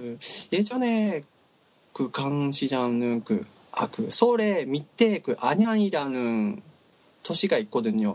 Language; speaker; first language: Korean; non-native, learner; Japanese